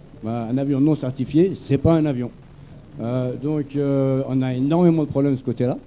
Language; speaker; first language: French; native; French